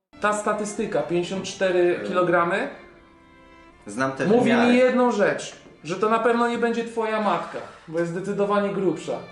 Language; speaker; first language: Polish; native; Polish